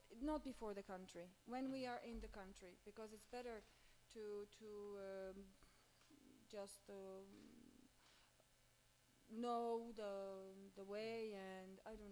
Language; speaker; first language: English; non-native, fluent; Romanian